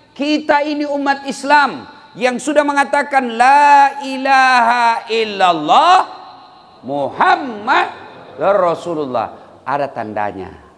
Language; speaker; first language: Indonesian; native; Indonesian